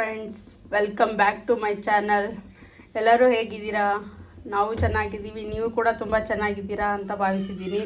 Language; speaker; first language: Kannada; native; Kannada